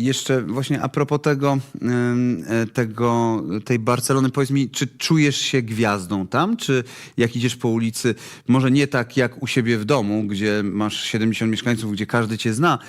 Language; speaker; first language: Polish; native; Polish